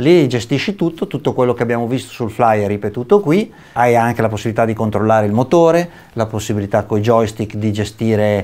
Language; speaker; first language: Italian; native; Italian